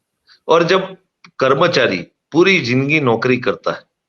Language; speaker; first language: Hindi; non-native, local second language; Gujarati